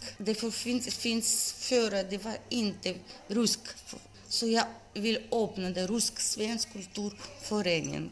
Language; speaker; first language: Swedish; non-native, learner; Russian